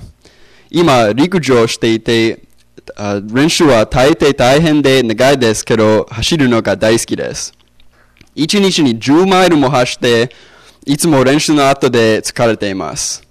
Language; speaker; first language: Japanese; non-native, learner; English